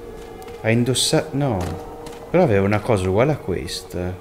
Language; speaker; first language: Italian; native; Italian